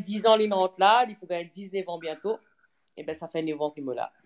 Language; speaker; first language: French; non-native, local second language; Morisyen